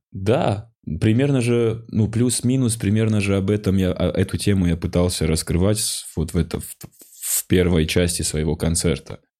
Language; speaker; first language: Russian; non-native, local second language; Ossetic